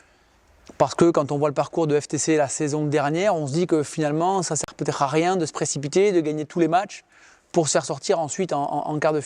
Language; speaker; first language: French; native; French